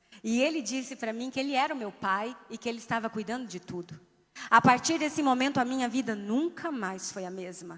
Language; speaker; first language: Portuguese; native; Portuguese